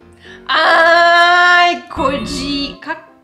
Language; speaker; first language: Korean; non-native, learner; Russian